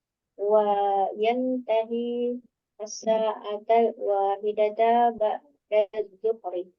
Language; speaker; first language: Arabic; non-native, learner; Indonesian